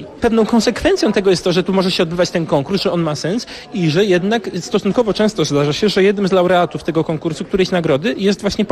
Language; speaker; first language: Polish; native; Polish